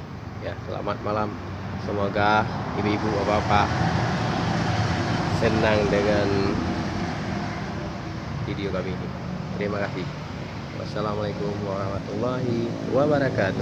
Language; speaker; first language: Indonesian; native; Indonesian